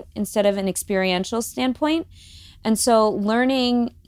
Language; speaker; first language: English; native; English